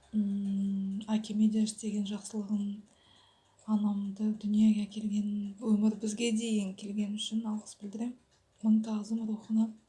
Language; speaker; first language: Kazakh; native; Kazakh